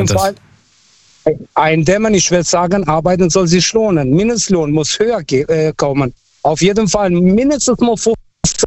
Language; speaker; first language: German; non-native, fluent; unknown